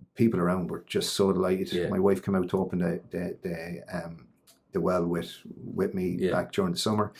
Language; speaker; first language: English; native; English